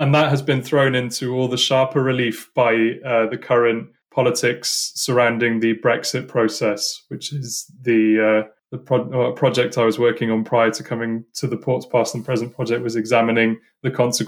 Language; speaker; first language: English; native; English